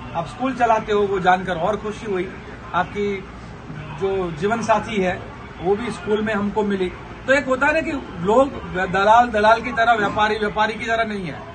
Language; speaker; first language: Hindi; non-native, local second language; Gujarati